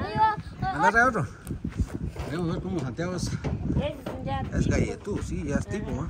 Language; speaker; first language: Spanish; native; Spanish